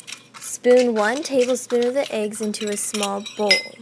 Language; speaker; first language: English; native; English